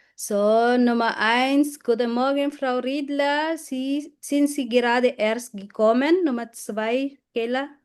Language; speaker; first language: German; non-native, fluent; Filipino